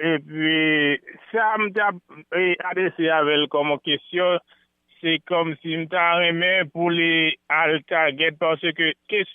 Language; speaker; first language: French; non-native, local second language; Haitian Creole